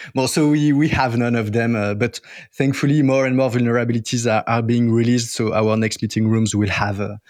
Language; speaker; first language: English; non-native, fluent; French